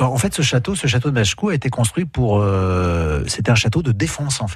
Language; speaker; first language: French; native; French